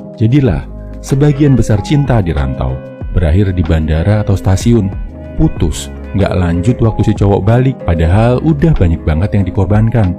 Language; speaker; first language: Indonesian; native; Indonesian